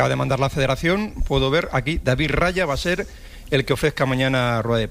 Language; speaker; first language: Spanish; native; Spanish